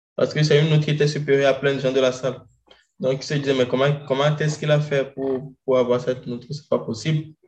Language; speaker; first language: French; non-native, local second language; Ewe